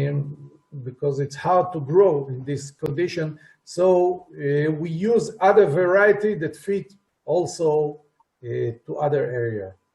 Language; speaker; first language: English; non-native, fluent; Hebrew